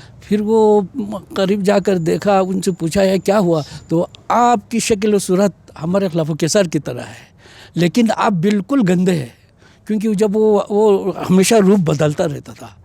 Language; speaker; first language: Urdu; non-native, local second language; Balti